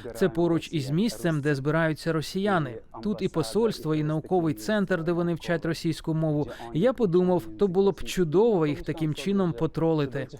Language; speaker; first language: Ukrainian; early bilingual, heritage; Uzbek